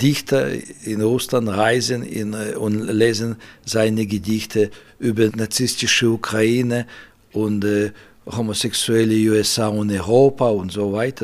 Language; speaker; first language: German; non-native, fluent; Russian